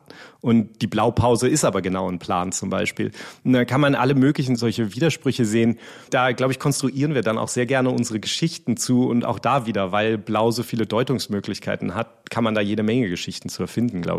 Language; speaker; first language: German; native; German